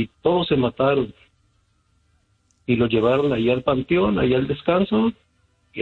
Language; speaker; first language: Spanish; native; Spanish